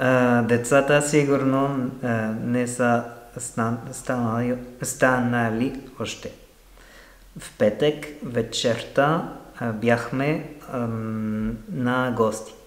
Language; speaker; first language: Bulgarian; non-native, learner; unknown